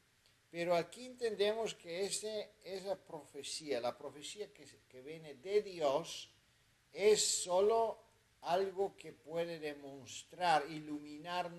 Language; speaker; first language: Spanish; non-native, fluent; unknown